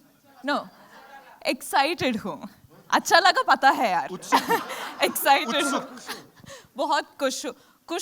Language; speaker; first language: Hindi; non-native, local second language; Kannada